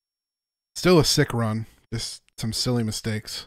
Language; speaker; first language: English; native; English